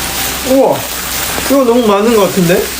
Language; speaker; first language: Korean; non-native, fluent; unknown